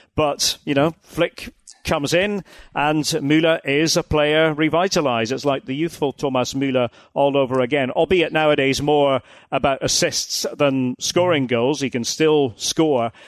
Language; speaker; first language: English; native; English